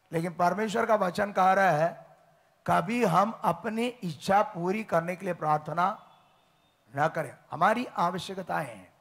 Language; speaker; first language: Hindi; native; Hindi